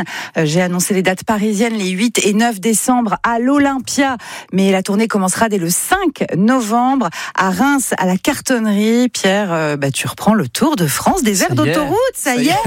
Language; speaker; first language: French; native; French